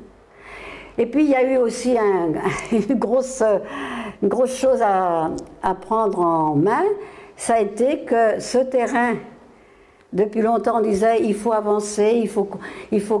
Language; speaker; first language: French; native; French